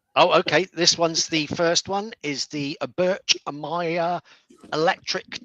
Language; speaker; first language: English; native; English